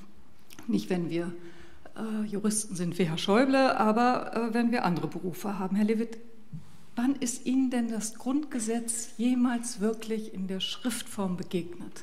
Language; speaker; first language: German; native; German